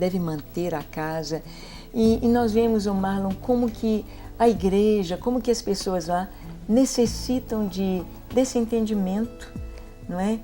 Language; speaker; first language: Portuguese; native; Portuguese